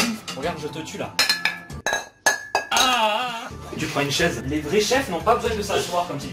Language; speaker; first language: French; native; French